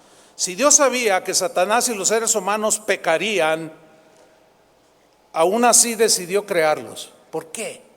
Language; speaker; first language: Spanish; native; Spanish